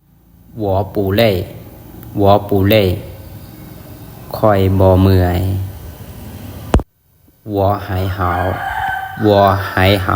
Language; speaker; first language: Chinese; non-native, learner; Lao